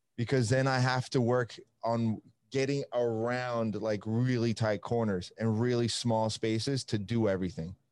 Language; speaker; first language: English; non-native, fluent; Italian